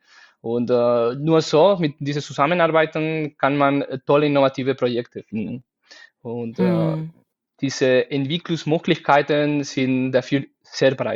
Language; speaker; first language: German; non-native, fluent; Spanish